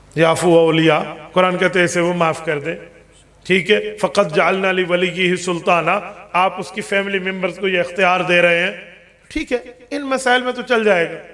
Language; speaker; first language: Urdu; non-native, local second language; Punjabi